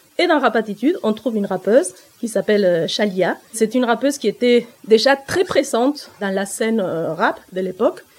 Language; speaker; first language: French; non-native, fluent; Spanish